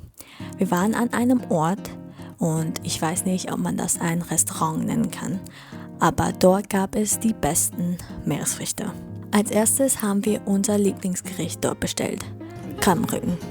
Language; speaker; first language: German; non-native, fluent; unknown